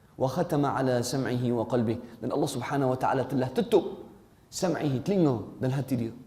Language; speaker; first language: Malay; non-native, fluent; Arabic